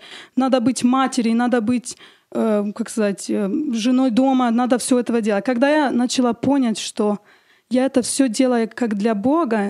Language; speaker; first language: Russian; early bilingual, heritage; Russian